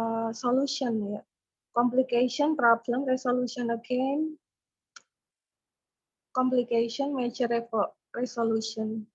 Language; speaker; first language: English; non-native, fluent; Indonesian